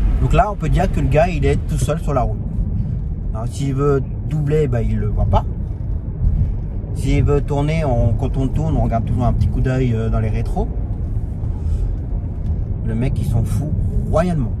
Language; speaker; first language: French; native; French